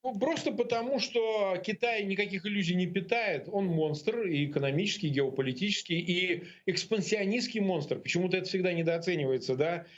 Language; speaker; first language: Russian; native; Russian